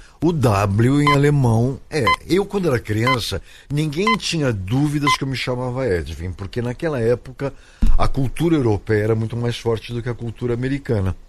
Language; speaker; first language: Portuguese; native; Portuguese